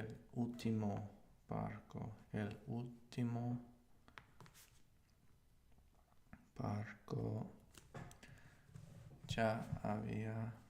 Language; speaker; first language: Spanish; non-native, learner; English